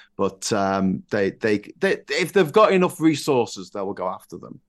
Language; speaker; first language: English; native; English